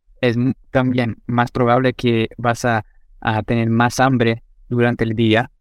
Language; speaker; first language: Spanish; non-native, fluent; Portuguese